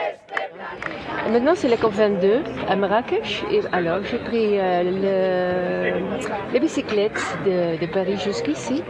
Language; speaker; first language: French; non-native, fluent; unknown